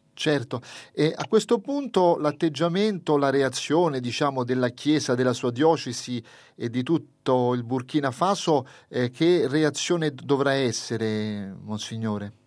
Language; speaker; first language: Italian; native; Italian